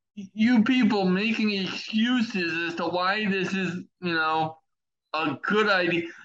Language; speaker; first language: English; native; English